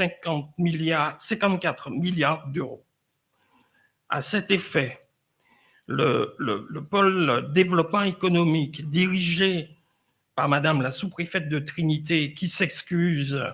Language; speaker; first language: French; native; French